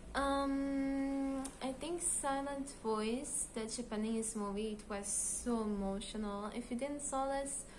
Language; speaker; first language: English; non-native, learner; Hebrew